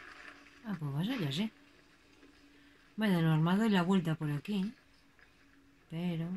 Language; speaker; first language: Spanish; native; Spanish